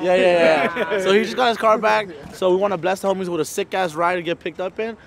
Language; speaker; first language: English; early bilingual, other home language; Spanish